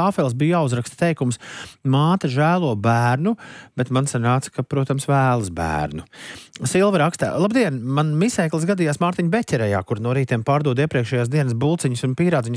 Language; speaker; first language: Latvian; native; Latvian